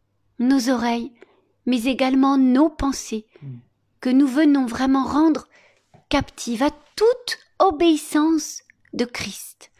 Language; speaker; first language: French; native; French